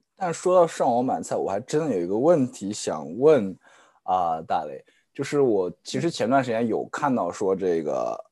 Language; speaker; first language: Chinese; native; Chinese